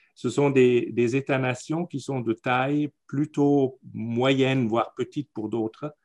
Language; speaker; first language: French; non-native, fluent; German